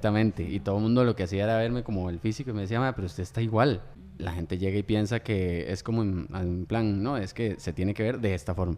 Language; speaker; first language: Spanish; native; Spanish